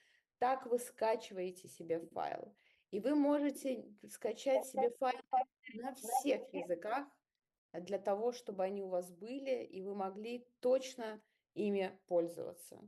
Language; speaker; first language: Russian; native; Russian